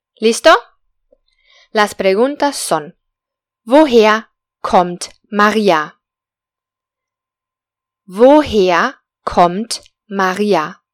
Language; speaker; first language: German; non-native, fluent; Spanish